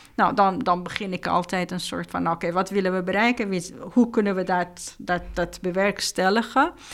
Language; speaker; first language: Dutch; non-native, fluent; Persian